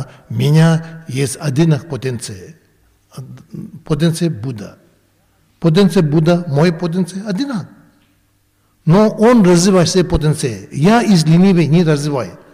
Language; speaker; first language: Russian; non-native, learner; Tibetan